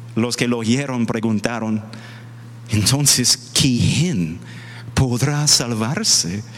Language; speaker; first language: Spanish; non-native, fluent; English